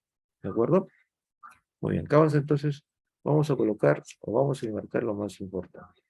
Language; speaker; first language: Spanish; native; Spanish